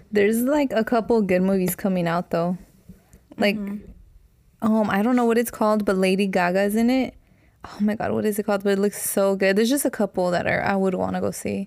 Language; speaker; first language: English; early bilingual, other home language; Spanish